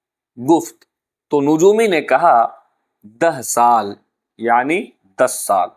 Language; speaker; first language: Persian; non-native, fluent; Urdu